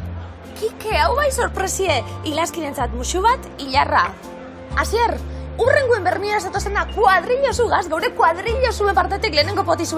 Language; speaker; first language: Basque; native; Basque